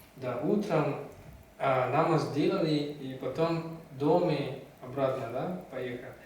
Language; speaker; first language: Russian; non-native, learner; Malay